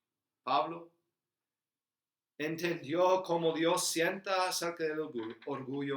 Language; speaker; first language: Spanish; non-native, fluent; English